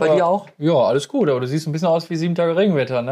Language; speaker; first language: German; native; German